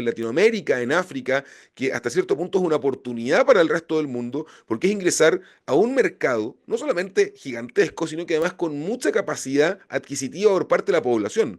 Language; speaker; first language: Spanish; native; Spanish